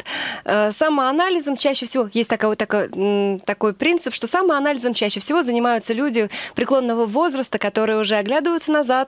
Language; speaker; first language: Russian; native; Russian